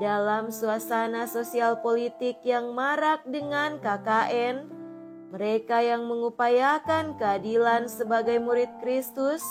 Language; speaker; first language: Indonesian; native; Indonesian